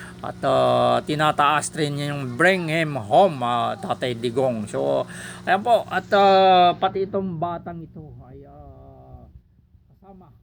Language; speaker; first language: Filipino; native; Filipino